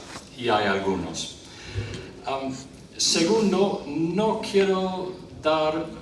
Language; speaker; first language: Spanish; non-native, fluent; English